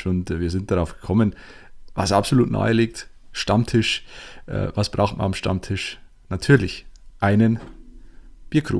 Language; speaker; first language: German; native; German